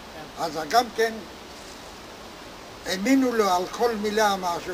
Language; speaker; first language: Hebrew; non-native, fluent; Polish